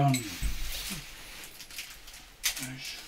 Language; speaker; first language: Japanese; native; Japanese